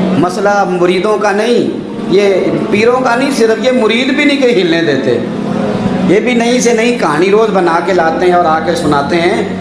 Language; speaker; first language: Urdu; non-native, local second language; Punjabi